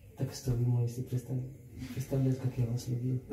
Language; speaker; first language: Russian; non-native, learner; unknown